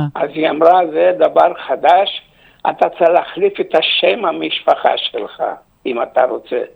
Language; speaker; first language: Hebrew; early bilingual, other home language; Romanian